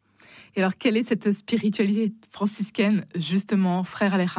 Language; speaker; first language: French; native; French